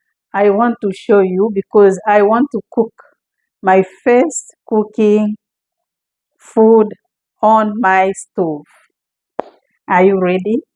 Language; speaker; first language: English; non-native, fluent; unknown